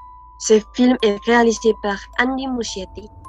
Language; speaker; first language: French; non-native, learner; Indonesian